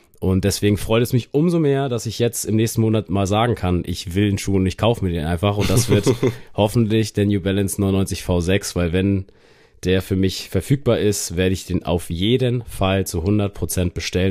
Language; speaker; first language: German; native; German